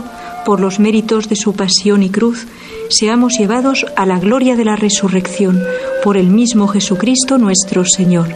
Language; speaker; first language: Spanish; native; Spanish